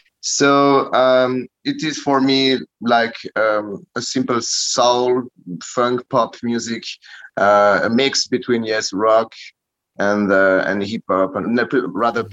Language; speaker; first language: English; non-native, learner; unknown